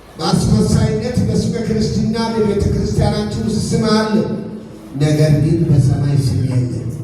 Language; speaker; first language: Amharic; non-native, local second language; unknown